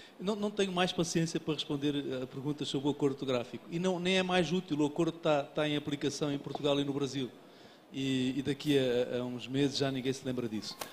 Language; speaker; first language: Portuguese; native; Portuguese